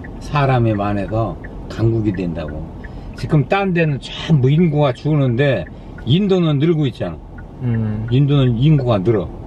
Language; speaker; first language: Korean; native; Korean